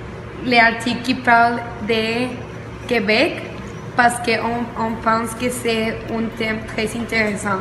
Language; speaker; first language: French; non-native, learner; Spanish